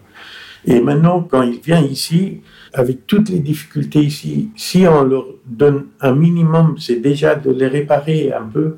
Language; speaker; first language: French; non-native, fluent; Persian